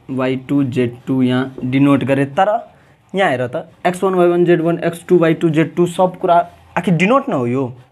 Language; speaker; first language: Nepali; non-native, local second language; Maithili